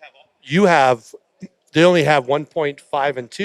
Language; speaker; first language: English; native; English